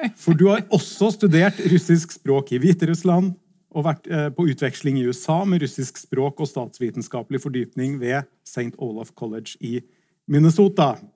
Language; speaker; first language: Norwegian; native; Norwegian